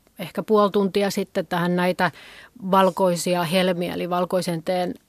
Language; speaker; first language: Finnish; native; Finnish